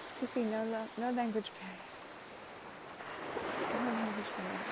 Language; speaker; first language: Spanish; non-native, learner; English